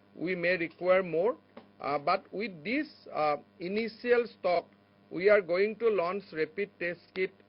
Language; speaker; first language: English; non-native, local second language; Assamese